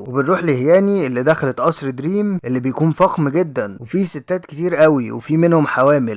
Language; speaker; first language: Arabic; native; Arabic